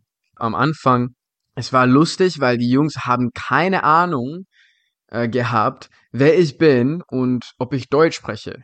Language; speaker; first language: German; non-native, fluent; Czech